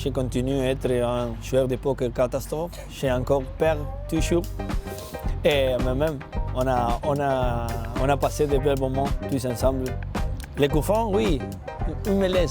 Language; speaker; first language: French; non-native, learner; Spanish